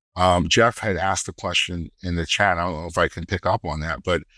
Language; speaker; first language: English; native; English